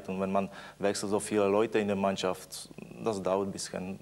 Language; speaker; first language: German; non-native, fluent; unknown